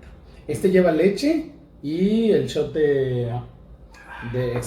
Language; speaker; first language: Spanish; native; Spanish